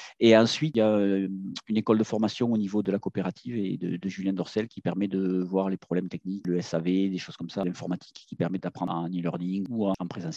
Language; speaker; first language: French; native; French